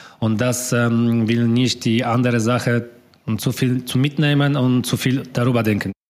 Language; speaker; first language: German; non-native, learner; Polish